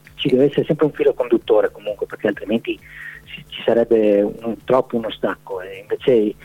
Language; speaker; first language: Italian; native; Italian